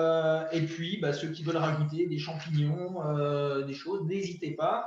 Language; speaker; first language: French; native; French